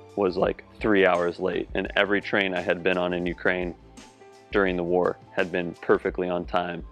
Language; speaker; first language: English; native; English